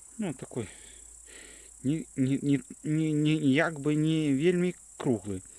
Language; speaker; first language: Belarusian; native; Belarusian